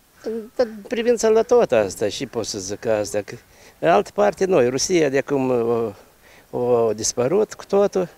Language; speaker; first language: Romanian; non-native, local second language; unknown